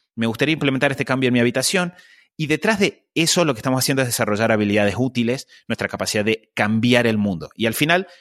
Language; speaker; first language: Spanish; native; Spanish